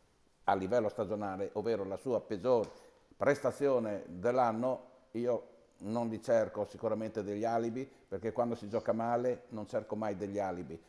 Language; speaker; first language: Italian; native; Italian